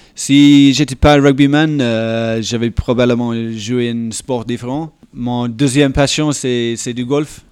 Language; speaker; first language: French; non-native, fluent; English